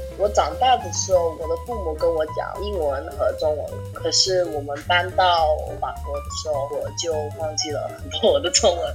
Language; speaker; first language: Chinese; early bilingual, heritage; English